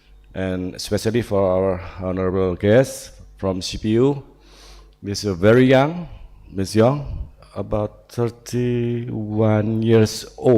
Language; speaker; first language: English; non-native, learner; Indonesian